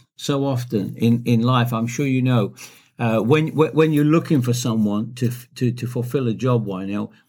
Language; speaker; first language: English; native; English